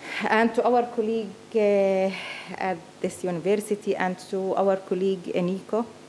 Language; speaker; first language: English; non-native, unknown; Arabic